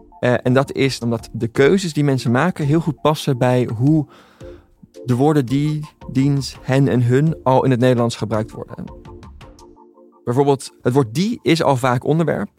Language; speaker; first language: Dutch; native; Dutch